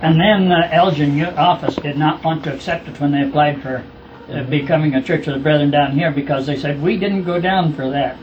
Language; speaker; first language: English; native; English